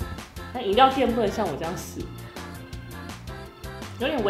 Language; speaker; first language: Chinese; native; Chinese